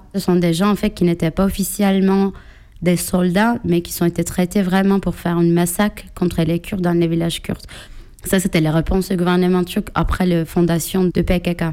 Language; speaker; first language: French; non-native, fluent; Turkish